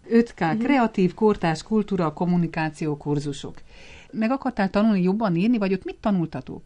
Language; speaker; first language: Hungarian; native; Hungarian